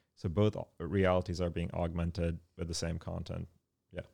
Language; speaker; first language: English; non-native, local second language; Urdu